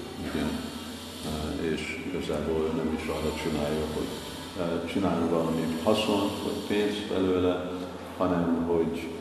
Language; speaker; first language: Hungarian; non-native, fluent; English